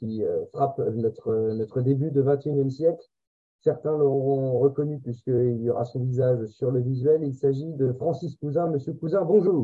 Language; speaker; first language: French; native; French